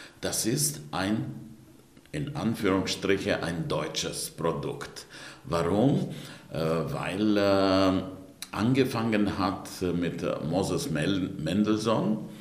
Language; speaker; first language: German; non-native, fluent; Romanian